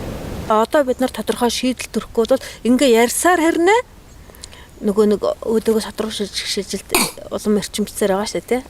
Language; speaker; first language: Mongolian; native; Mongolian